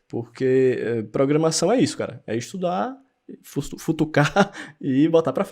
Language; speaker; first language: Portuguese; native; Portuguese